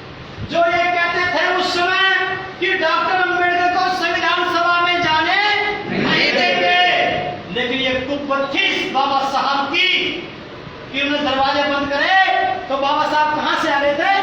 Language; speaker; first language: Hindi; native; Hindi